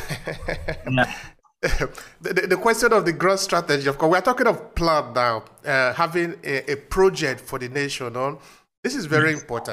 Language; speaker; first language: English; non-native, local second language; Esan